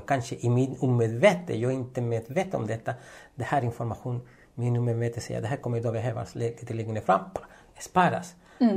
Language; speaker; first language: Swedish; non-native, fluent; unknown